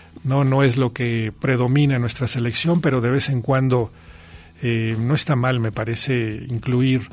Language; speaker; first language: Spanish; native; Spanish